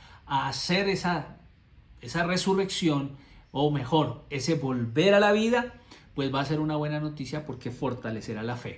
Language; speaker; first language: Spanish; native; Spanish